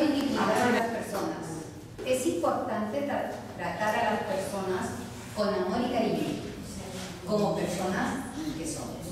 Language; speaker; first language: Spanish; non-native, local second language; Catalan